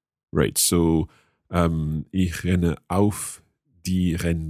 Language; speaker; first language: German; non-native, learner; English